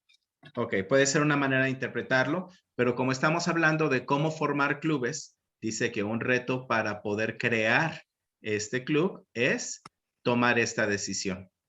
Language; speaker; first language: Spanish; native; Spanish